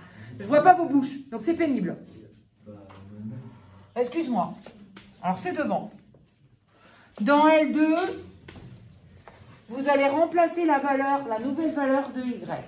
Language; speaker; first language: French; native; French